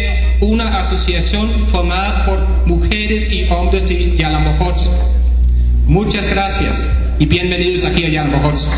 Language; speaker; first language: Spanish; non-native, fluent; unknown